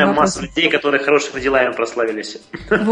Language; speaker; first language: Russian; native; Russian